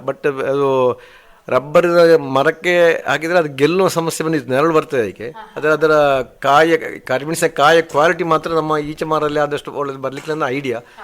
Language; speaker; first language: Kannada; native; Kannada